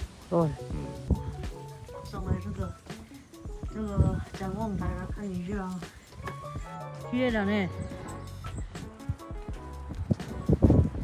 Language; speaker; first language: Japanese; non-native, learner; Chinese